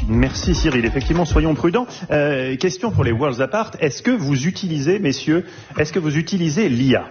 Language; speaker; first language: French; native; French